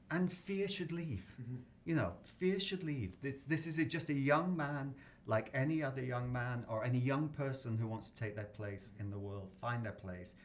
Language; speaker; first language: English; native; English